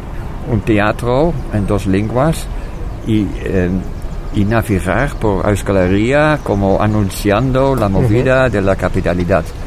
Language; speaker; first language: Spanish; non-native, fluent; Dutch